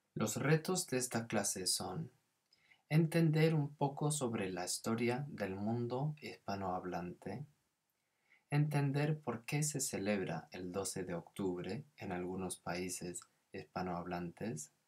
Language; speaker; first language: Spanish; non-native, fluent; English